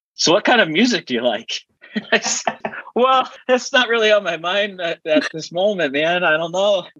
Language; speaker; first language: English; native; English